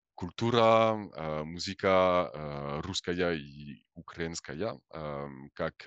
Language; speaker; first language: Russian; non-native, learner; French